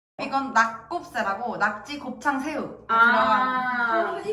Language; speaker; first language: Korean; non-native, learner; Japanese